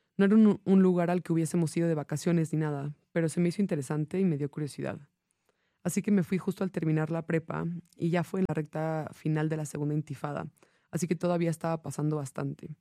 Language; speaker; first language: Spanish; non-native, fluent; English